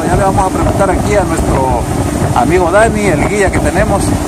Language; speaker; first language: Spanish; native; Spanish